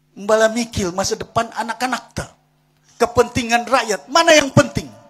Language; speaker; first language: Malay; non-native, local second language; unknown